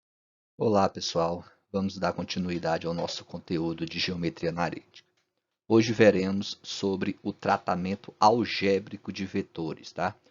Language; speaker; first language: Portuguese; native; Portuguese